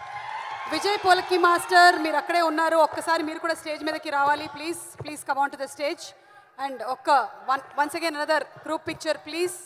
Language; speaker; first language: Telugu; native; Telugu